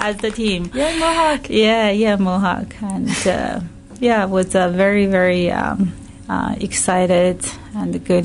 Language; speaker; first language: English; non-native, learner; Chinese